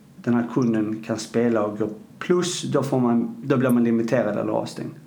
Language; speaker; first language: Swedish; native; Swedish